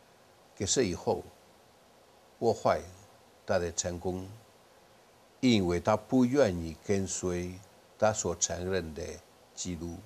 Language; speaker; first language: Chinese; non-native, fluent; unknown